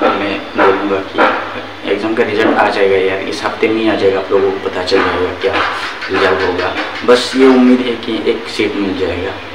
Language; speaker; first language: Hindi; non-native, local second language; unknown